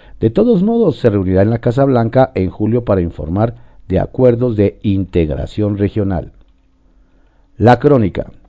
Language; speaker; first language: Spanish; native; Spanish